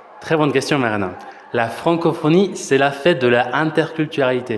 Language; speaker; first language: French; non-native, fluent; Spanish